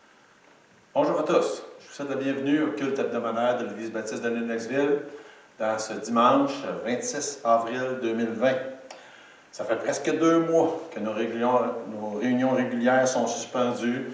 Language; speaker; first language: French; native; French